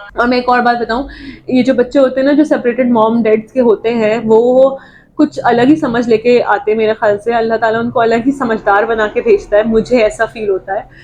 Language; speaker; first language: Urdu; native; Urdu